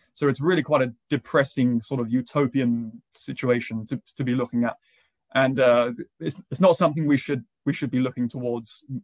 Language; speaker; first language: English; native; English